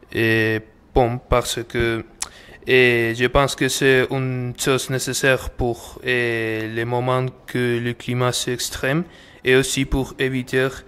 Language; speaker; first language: French; non-native, learner; Spanish